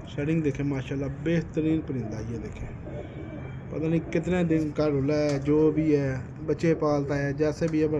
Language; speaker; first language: Urdu; non-native, local second language; Punjabi